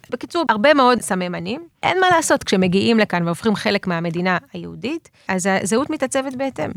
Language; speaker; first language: Hebrew; early bilingual, other home language; Russian